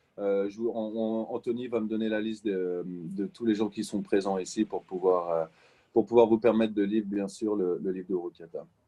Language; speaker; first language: French; native; French